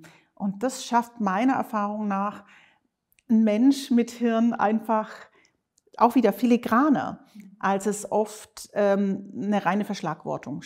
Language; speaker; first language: German; native; German